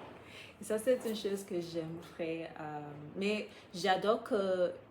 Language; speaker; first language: French; non-native, fluent; English